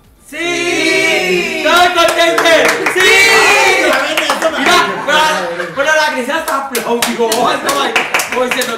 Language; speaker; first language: Spanish; native; Spanish